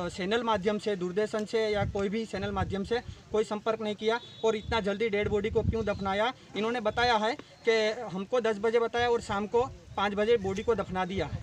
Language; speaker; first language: Hindi; non-native, local second language; Gujarati